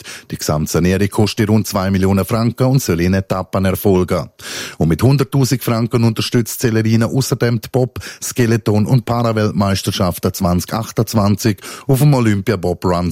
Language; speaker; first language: German; native; German